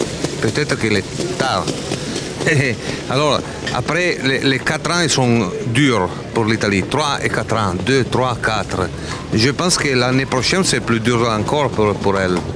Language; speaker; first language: French; non-native, learner; Italian